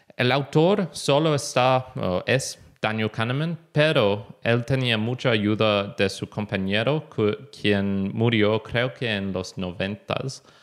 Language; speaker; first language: Spanish; non-native, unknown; English